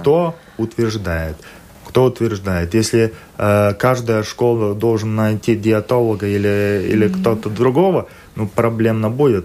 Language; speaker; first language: Russian; non-native, local second language; Latvian